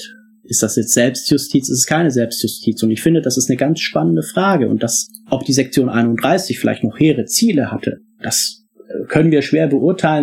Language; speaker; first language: German; native; German